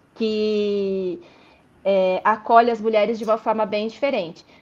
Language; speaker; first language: Portuguese; native; Portuguese